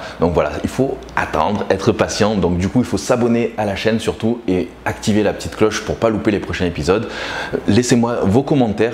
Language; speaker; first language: French; native; French